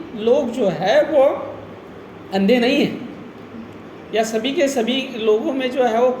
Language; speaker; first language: Hindi; non-native, local second language; Marathi